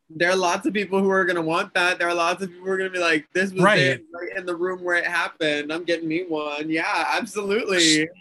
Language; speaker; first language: English; early bilingual, other home language; Spanish